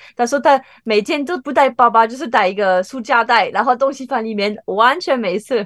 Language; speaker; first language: Chinese; non-native, fluent; French